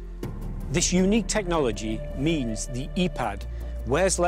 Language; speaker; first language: English; native; English